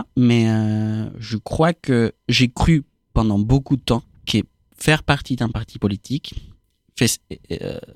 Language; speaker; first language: French; non-native, fluent; Spanish